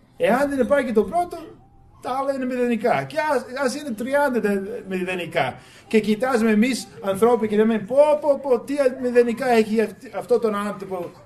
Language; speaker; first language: Greek; non-native, fluent; English